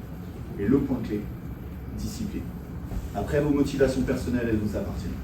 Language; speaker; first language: French; native; French